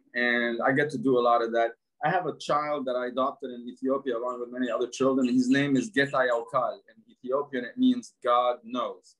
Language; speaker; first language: English; non-native, fluent; Arabic